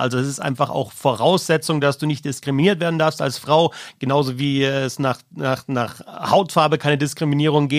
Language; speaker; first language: German; native; German